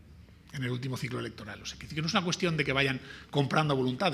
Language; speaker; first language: Spanish; native; Spanish